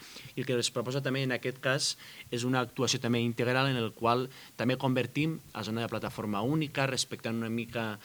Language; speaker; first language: Catalan; native; Catalan